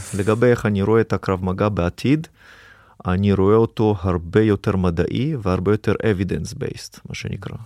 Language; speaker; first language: Hebrew; early bilingual, other home language; Russian